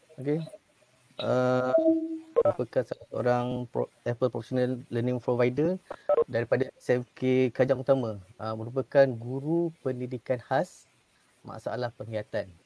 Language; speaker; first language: Malay; native; Malay